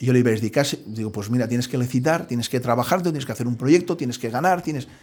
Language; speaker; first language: Spanish; non-native, local second language; Catalan